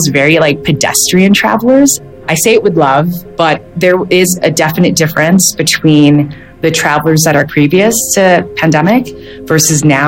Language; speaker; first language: English; native; English